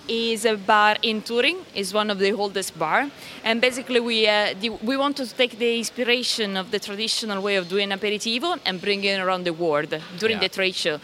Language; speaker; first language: English; non-native, fluent; Italian